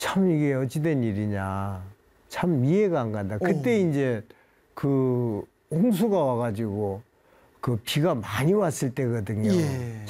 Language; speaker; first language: Korean; native; Korean